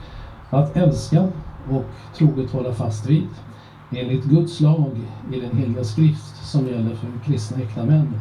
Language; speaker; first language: Swedish; native; Swedish